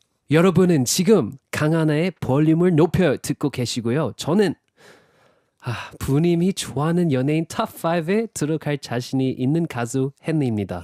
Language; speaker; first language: Korean; non-native, fluent; English